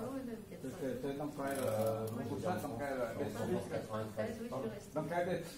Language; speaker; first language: French; non-native, learner; Khmer